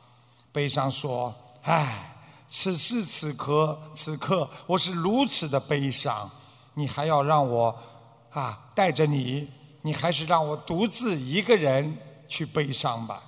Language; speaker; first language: Chinese; native; Chinese